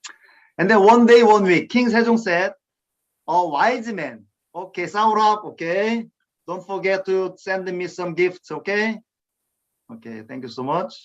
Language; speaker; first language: English; non-native, fluent; Korean